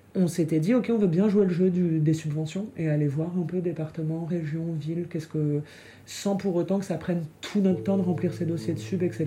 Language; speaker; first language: French; native; French